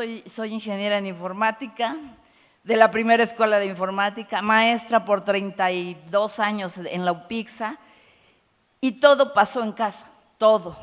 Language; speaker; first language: Spanish; native; Spanish